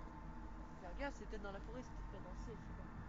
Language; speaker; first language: French; native; French